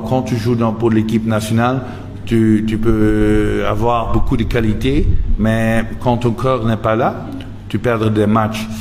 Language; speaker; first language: French; non-native, local second language; Dutch